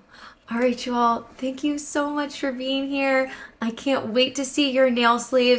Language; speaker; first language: English; native; English